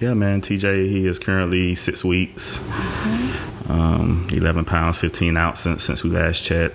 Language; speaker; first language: English; native; English